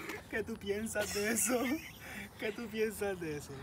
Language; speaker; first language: Spanish; early bilingual, heritage; Spanish